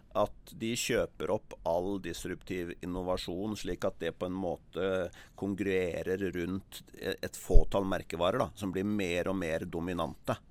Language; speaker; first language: Norwegian; native; Norwegian